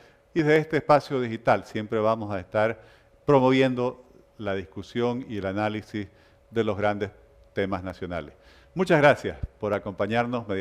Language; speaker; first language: Spanish; native; Spanish